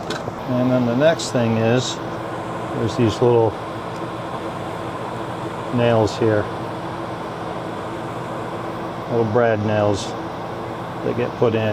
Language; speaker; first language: English; native; English